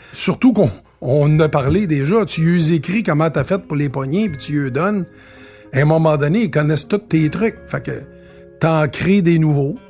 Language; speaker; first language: French; native; French